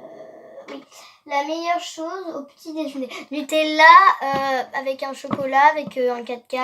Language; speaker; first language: French; native; French